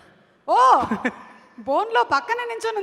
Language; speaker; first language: Telugu; native; Telugu